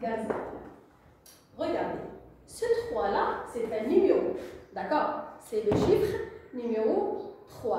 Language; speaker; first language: French; non-native, local second language; Arabic